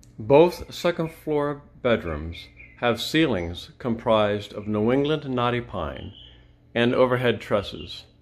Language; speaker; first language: English; native; English